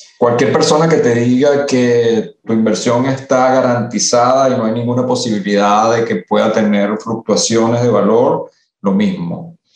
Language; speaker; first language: Spanish; early bilingual, other home language; Italian